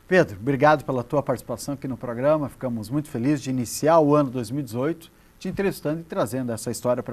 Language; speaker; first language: Portuguese; native; Portuguese